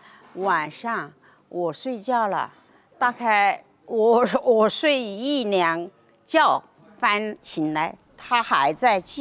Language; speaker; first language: Chinese; native; Chinese